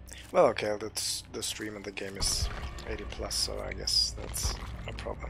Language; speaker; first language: English; non-native, fluent; German